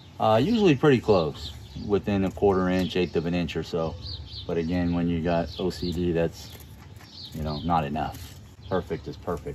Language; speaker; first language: English; native; English